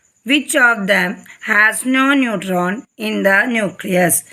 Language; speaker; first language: English; non-native, local second language; Malayalam